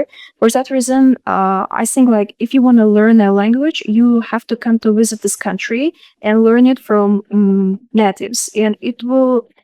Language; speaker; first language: English; non-native, fluent; Uzbek